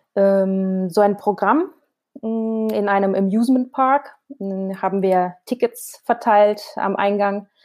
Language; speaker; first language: German; non-native, fluent; Russian